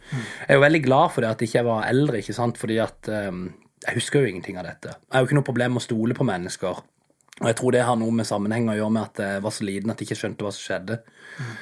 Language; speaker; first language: Norwegian; native; Norwegian